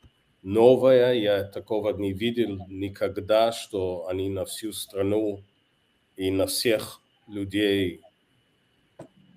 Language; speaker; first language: Russian; non-native, fluent; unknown